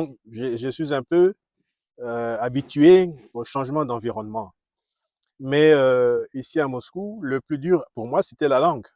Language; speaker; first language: French; non-native, local second language; Kongo